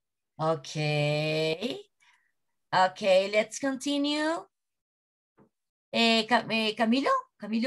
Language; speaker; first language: English; non-native, learner; Spanish